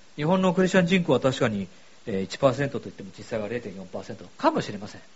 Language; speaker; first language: Japanese; native; Japanese